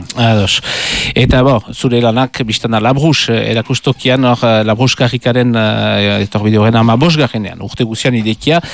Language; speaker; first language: Basque; native; Basque